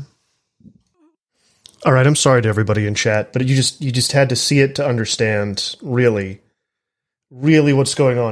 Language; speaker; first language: English; native; English